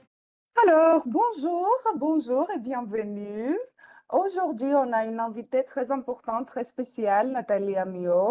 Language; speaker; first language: French; non-native, fluent; Greek